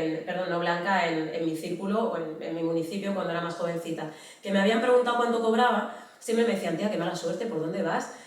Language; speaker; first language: Spanish; native; Spanish